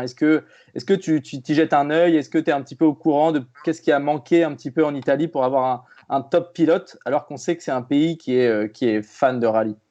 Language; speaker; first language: French; native; French